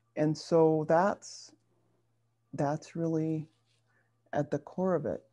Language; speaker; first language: English; native; English